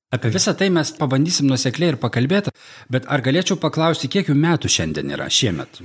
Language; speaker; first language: Lithuanian; native; Lithuanian